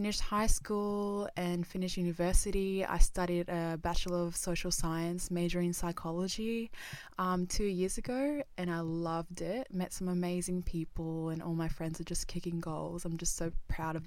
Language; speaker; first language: English; non-native, fluent; Japanese